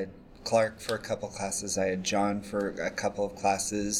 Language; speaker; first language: English; native; English